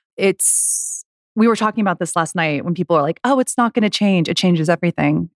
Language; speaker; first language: English; native; English